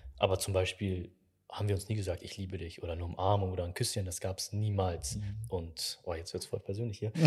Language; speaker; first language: German; early bilingual, other home language; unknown